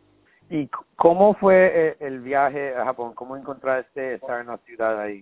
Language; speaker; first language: Spanish; non-native, learner; English